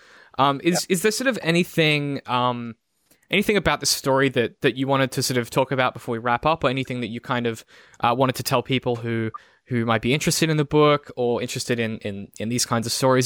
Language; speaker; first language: English; native; English